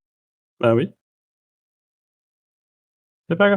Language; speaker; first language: French; native; French